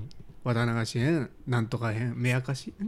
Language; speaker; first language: Japanese; native; Japanese